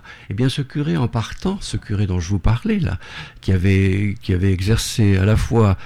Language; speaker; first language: French; native; French